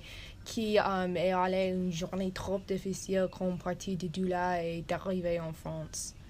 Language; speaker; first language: French; non-native, learner; English